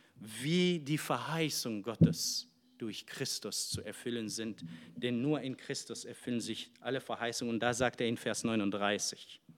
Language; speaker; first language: German; non-native, fluent; Arabic